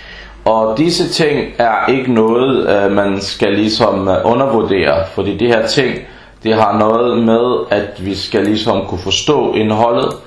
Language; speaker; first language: Danish; early bilingual, other home language; Arabic